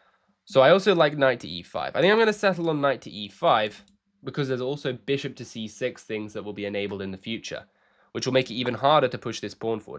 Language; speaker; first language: English; native; English